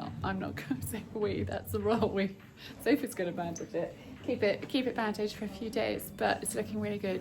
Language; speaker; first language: English; native; English